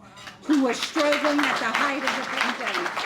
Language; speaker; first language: English; native; English